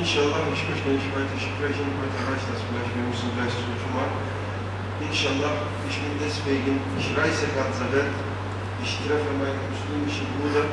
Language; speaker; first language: German; non-native, fluent; Turkish